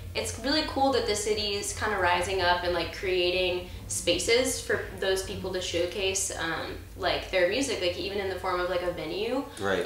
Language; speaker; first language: English; native; English